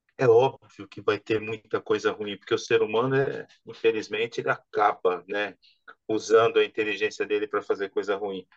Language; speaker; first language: Portuguese; native; Portuguese